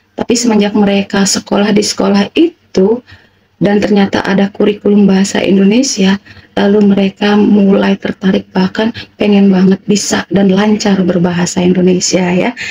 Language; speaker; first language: Indonesian; native; Indonesian